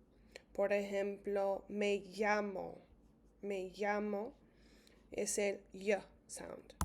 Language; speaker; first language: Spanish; non-native, fluent; English